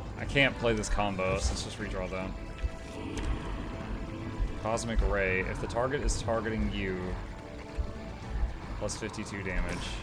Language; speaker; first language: English; native; English